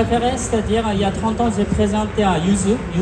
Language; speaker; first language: French; non-native, fluent; Japanese